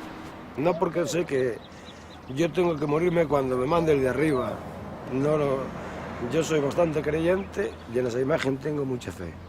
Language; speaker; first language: Spanish; non-native, local second language; Galician